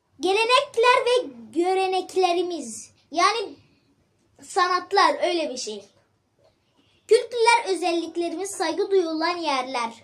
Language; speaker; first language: Turkish; early bilingual, other home language; Arabic